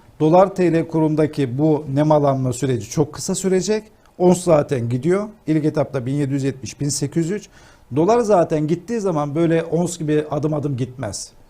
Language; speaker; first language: Turkish; native; Turkish